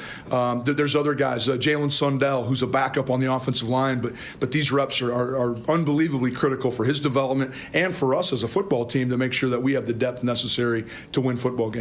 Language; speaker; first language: English; native; English